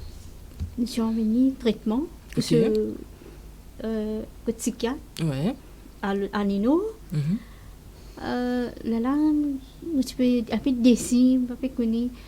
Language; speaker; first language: French; non-native, local second language; Morisyen